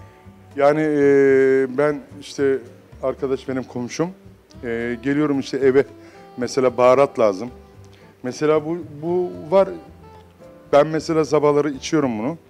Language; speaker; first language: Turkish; non-native, learner; Arabic